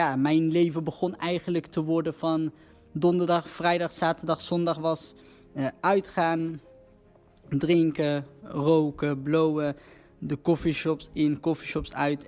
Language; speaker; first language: Dutch; early bilingual, other home language; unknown